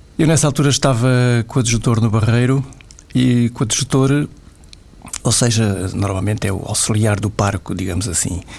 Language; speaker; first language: Portuguese; native; Portuguese